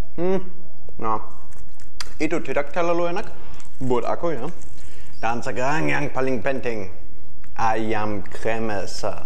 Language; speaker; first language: Indonesian; non-native, fluent; German